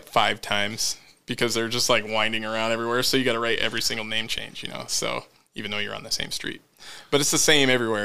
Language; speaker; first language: English; native; English